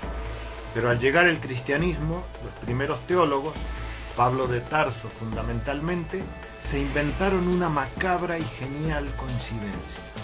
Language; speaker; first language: Spanish; native; Spanish